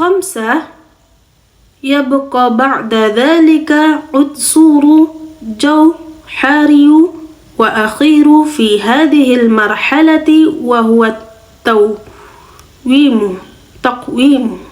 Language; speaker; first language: Arabic; non-native, learner; Indonesian